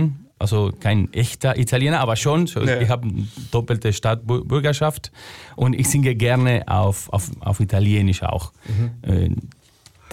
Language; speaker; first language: German; non-native, fluent; Spanish